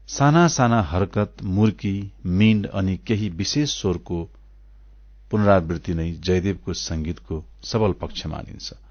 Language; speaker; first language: Nepali; native; Nepali